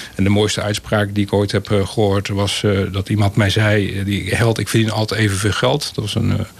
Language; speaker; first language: Dutch; native; Dutch